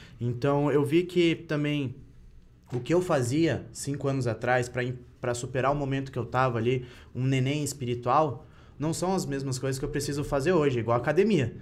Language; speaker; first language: Portuguese; native; Portuguese